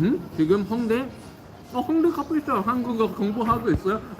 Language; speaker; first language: Korean; non-native, fluent; English